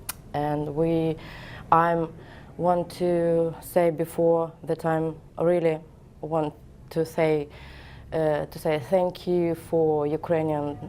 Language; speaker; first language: English; non-native, learner; Ukrainian